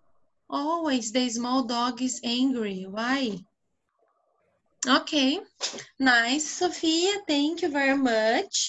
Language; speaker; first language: English; non-native, fluent; Portuguese